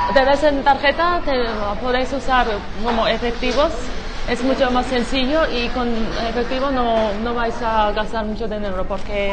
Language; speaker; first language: Spanish; non-native, fluent; Georgian